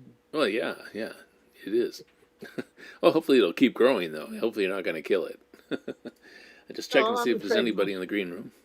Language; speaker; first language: English; native; English